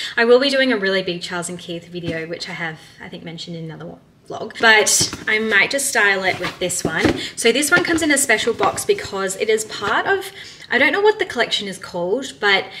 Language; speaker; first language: English; native; English